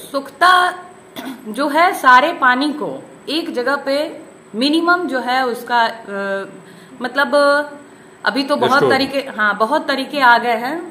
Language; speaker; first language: Hindi; native; Hindi